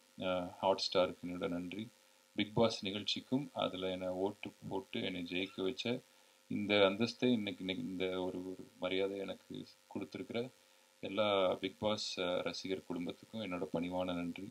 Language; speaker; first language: Tamil; native; Tamil